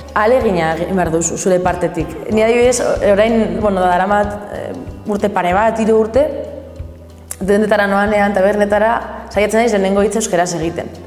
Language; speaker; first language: Basque; non-native, local second language; Spanish